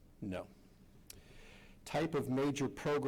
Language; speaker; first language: English; native; English